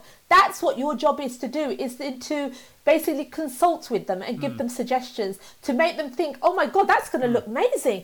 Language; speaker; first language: English; native; English